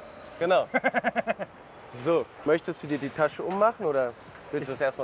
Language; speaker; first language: German; native; German